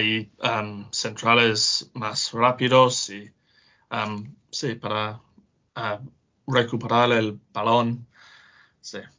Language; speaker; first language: Spanish; non-native, learner; English